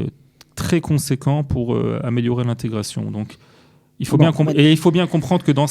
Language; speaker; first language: French; native; French